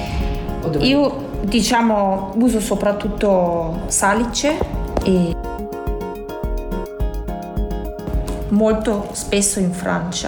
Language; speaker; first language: Italian; non-native, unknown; German